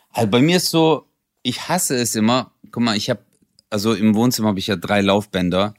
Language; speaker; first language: German; early bilingual, other home language; Turkish